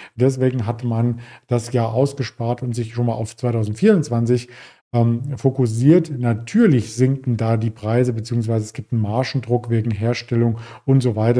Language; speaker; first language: German; native; German